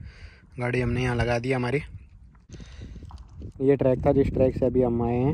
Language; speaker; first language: Hindi; native; Hindi